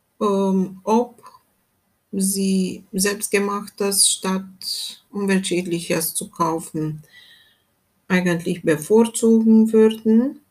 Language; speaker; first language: German; non-native, fluent; Romanian